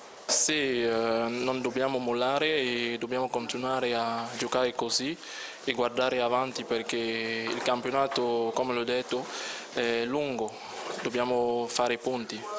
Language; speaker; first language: Italian; non-native, fluent; French